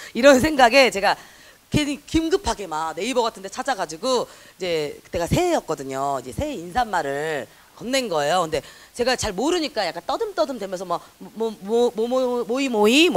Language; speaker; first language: Korean; native; Korean